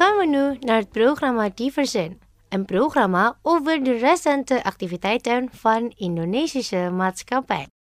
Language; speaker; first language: Dutch; non-native, fluent; Indonesian